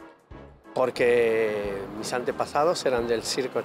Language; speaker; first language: Spanish; native; Spanish